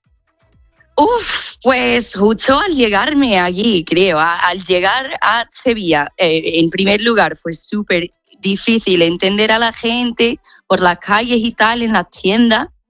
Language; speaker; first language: Spanish; non-native, fluent; English